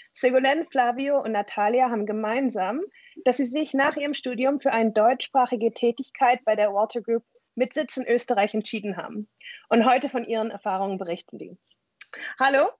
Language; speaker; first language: German; non-native, fluent; English